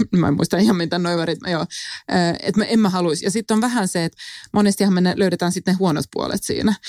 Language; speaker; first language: Finnish; non-native, local second language; Swedish